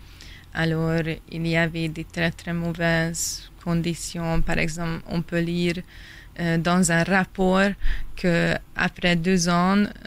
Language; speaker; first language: French; non-native, fluent; Hungarian